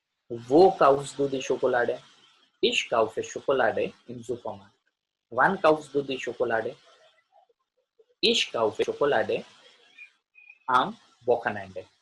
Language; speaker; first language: German; non-native, learner; Gujarati